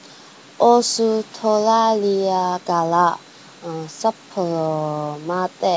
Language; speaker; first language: Japanese; non-native, learner; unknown